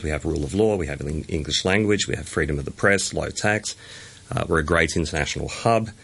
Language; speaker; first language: English; native; English